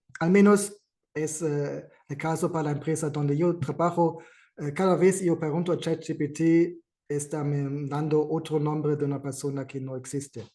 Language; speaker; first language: Spanish; non-native, fluent; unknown